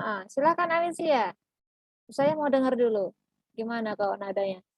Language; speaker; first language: Indonesian; native; Indonesian